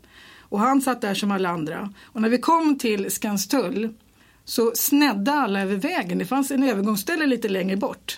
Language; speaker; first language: Swedish; native; Swedish